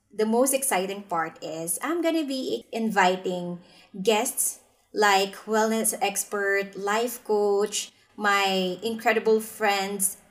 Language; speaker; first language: English; non-native, local second language; Filipino